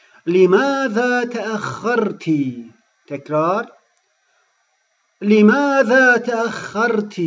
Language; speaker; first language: Arabic; non-native, fluent; Turkish